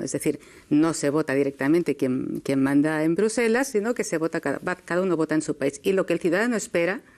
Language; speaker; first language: Spanish; native; Spanish